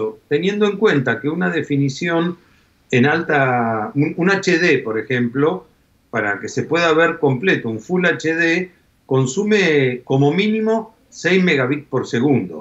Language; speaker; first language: Spanish; native; Spanish